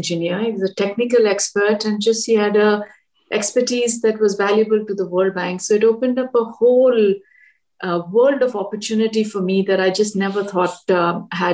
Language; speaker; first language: English; non-native, local second language; Hindi